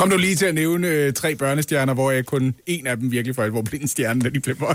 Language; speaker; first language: Danish; native; Danish